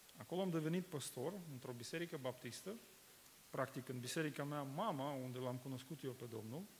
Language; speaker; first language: Romanian; non-native, fluent; Russian